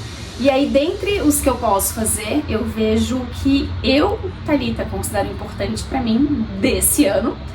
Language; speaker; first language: Portuguese; native; Portuguese